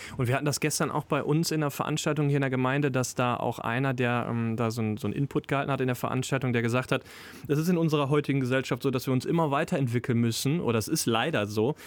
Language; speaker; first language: German; native; German